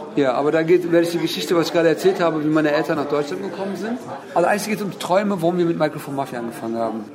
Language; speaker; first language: German; early bilingual, other home language; Turkish